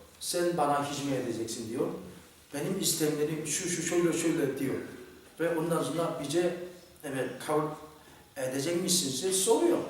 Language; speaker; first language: Turkish; non-native, fluent; Korean